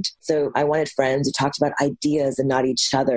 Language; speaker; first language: English; native; English